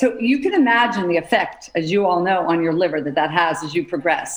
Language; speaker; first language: English; native; English